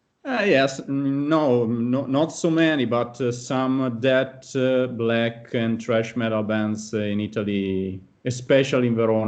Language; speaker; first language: English; non-native, fluent; Italian